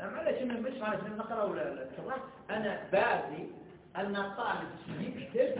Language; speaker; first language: Arabic; native; Arabic